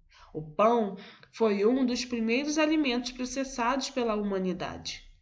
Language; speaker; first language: Portuguese; native; Portuguese